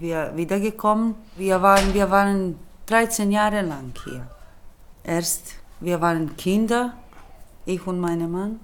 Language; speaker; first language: German; early bilingual, other home language; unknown